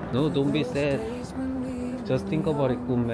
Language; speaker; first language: English; non-native, learner; Korean